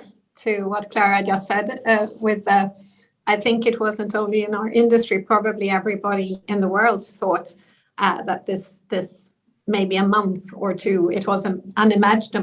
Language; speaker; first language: English; non-native, fluent; Swedish